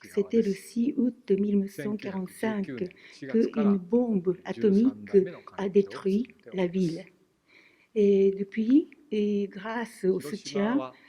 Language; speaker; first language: French; non-native, fluent; Japanese